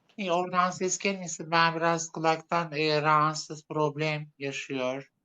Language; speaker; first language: Turkish; non-native, local second language; Arabic